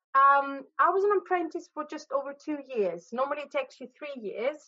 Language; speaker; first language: English; non-native, fluent; Greek